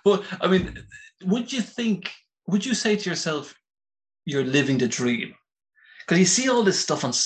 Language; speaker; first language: English; native; English